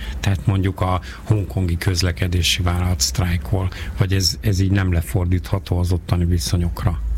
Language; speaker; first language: Hungarian; native; Hungarian